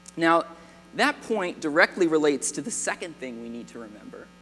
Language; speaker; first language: English; native; English